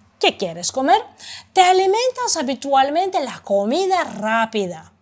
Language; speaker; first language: Spanish; non-native, fluent; Uzbek